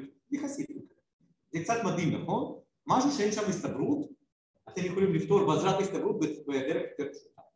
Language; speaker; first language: Hebrew; non-native, fluent; Russian